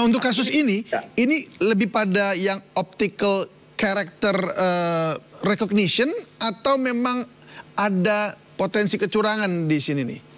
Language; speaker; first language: Indonesian; native; Indonesian